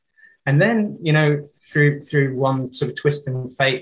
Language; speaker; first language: English; native; English